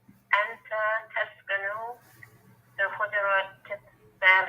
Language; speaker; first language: Arabic; non-native, learner; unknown